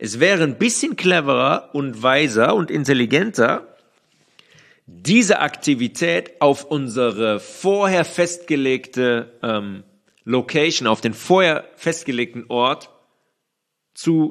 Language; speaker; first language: German; native; German